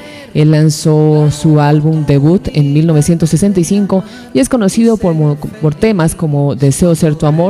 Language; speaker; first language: Spanish; native; Spanish